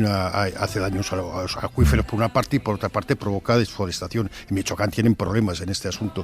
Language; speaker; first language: Spanish; native; Spanish